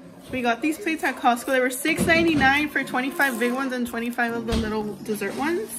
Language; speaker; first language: English; early bilingual, other home language; Spanish